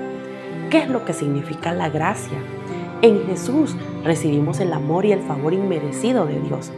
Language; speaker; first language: Spanish; native; Spanish